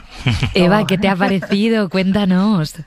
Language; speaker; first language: Spanish; native; Spanish